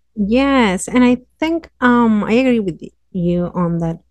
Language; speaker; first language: English; non-native, fluent; Spanish